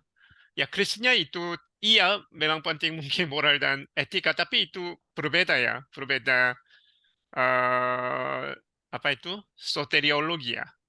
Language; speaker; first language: Indonesian; non-native, learner; Korean